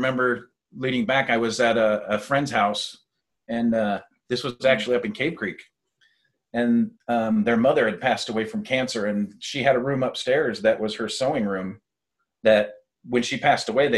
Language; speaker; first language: English; native; English